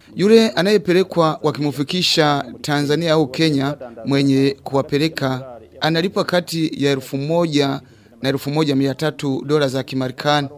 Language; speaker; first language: Swahili; non-native, local second language; Rundi